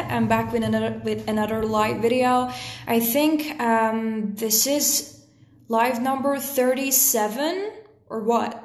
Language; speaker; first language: English; non-native, fluent; Persian